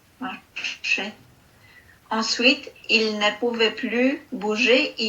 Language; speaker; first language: French; non-native, learner; Filipino